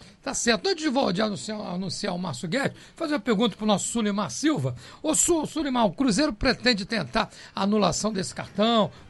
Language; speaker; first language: Portuguese; native; Portuguese